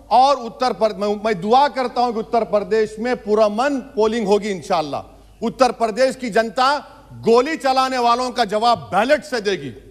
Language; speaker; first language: Hindi; non-native, local second language; Urdu